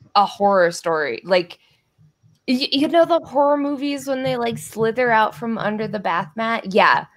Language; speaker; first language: English; native; English